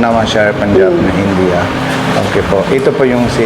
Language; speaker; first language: Filipino; non-native, learner; Punjabi